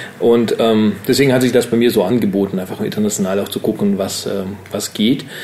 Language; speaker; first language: German; early bilingual, other home language; Russian